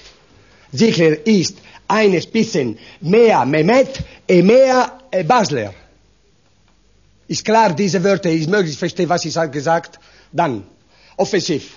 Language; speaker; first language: German; non-native, learner; Italian